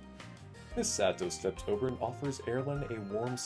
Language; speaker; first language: English; native; English